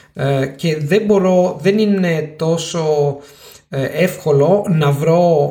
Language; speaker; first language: Greek; non-native, fluent; Italian